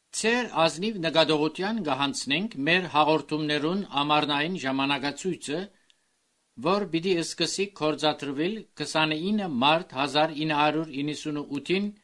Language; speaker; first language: Armenian; early bilingual, heritage; Armenian